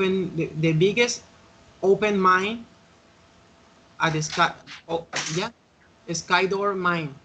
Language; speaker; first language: English; non-native, fluent; Spanish